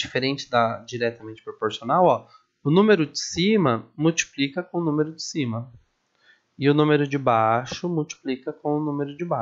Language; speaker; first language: Portuguese; native; Portuguese